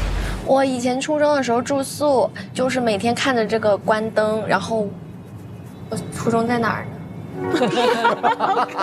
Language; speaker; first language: Chinese; native; Chinese